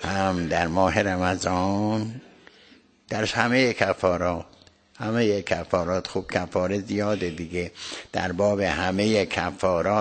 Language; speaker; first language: Persian; native; Persian